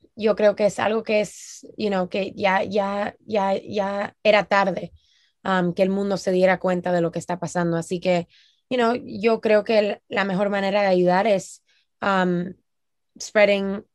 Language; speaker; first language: Spanish; early bilingual, heritage; Spanish